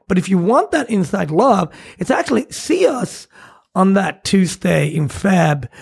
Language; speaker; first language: English; non-native, fluent; Swedish